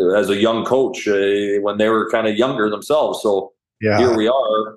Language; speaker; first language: English; native; English